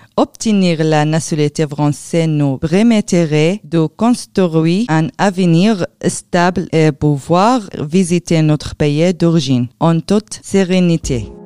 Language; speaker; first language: French; non-native, learner; Arabic